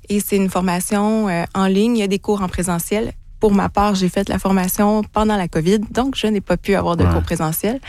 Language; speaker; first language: French; native; French